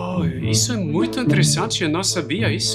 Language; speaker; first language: Portuguese; non-native, fluent; German